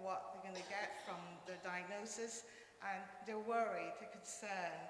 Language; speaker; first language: English; non-native, local second language; Cantonese